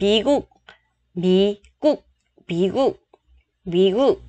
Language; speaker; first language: Korean; non-native, fluent; Vietnamese